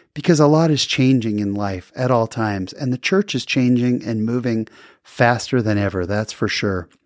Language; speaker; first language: English; native; English